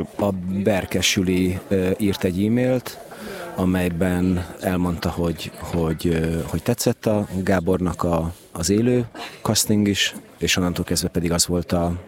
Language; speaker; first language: Hungarian; native; Hungarian